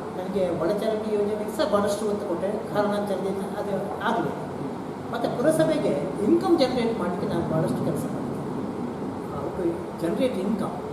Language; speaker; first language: Kannada; native; Kannada